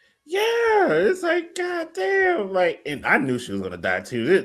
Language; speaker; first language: English; native; English